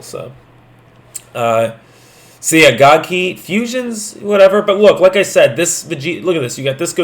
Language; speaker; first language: English; native; English